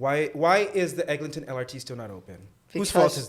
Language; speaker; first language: English; native; English